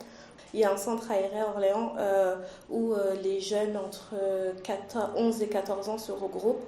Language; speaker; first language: French; early bilingual, other home language; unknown